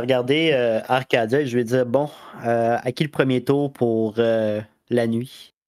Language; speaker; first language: French; native; French